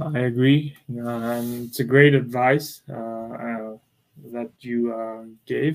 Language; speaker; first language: English; non-native, local second language; Bangla